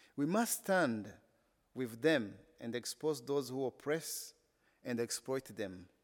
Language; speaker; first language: English; non-native, local second language; Kinyarwanda